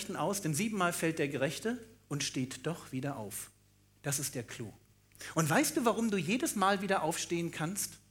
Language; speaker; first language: German; native; German